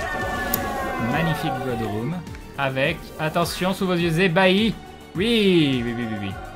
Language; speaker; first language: French; native; French